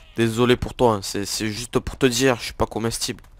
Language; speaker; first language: French; native; French